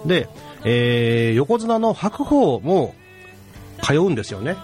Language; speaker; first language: Japanese; native; Japanese